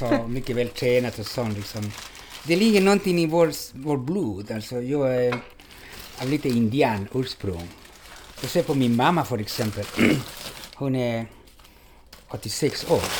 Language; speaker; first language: Swedish; non-native, fluent; Spanish